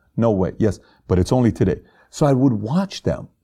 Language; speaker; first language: English; non-native, fluent; Persian